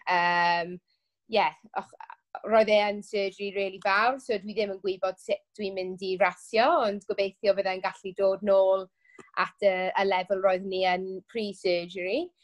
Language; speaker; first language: Welsh; non-native, local second language; English